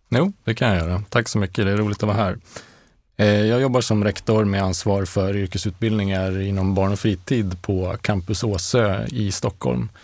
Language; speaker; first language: Swedish; native; Swedish